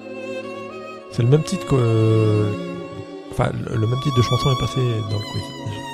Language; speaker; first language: French; native; French